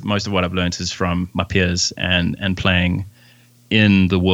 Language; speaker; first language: English; native; English